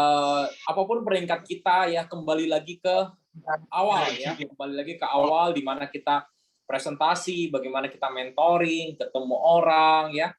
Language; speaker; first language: Indonesian; native; Indonesian